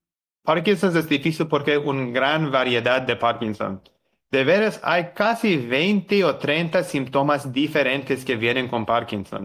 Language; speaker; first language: Spanish; non-native, fluent; English